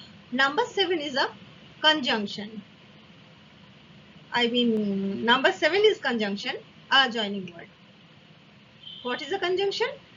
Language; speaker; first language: English; non-native, local second language; Bangla